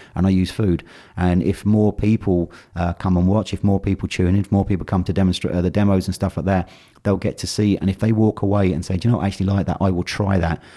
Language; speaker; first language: English; native; English